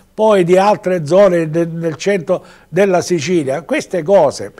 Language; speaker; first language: Italian; native; Italian